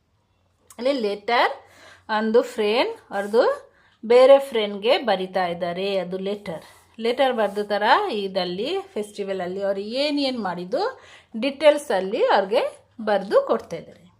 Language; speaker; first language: Kannada; non-native, local second language; Urdu